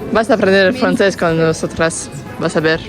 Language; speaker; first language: Spanish; non-native, learner; French